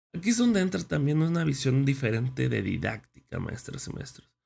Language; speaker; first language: Spanish; native; Spanish